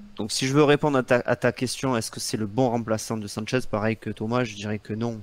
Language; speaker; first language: French; native; French